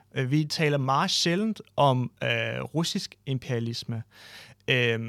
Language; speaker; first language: Danish; non-native, fluent; Ukrainian